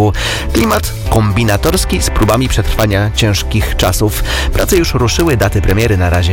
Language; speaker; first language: Polish; native; Polish